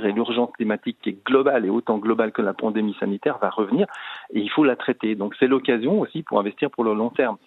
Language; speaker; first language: French; native; French